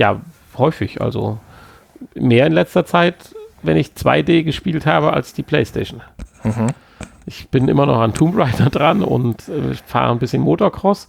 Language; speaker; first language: German; native; German